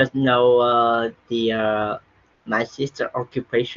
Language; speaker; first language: English; non-native, learner; Vietnamese